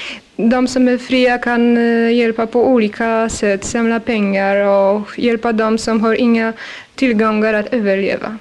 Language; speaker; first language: Swedish; non-native, fluent; Polish